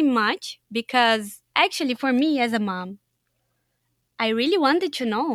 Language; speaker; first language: English; non-native, fluent; Portuguese